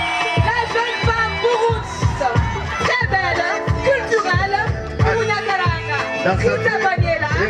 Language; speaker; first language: French; non-native, local second language; Rundi